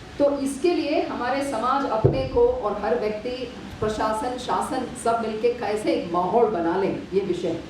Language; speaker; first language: Hindi; non-native, local second language; Malayalam